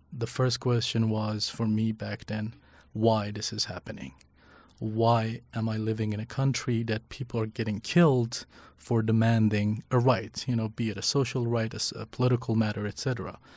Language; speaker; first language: English; non-native, fluent; Persian